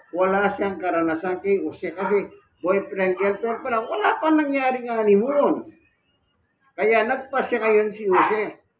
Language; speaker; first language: Filipino; non-native, local second language; Pampanga